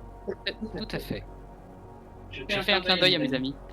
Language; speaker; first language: French; native; French